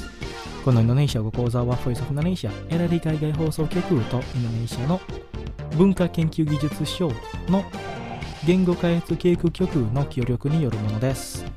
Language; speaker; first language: Japanese; non-native, fluent; Indonesian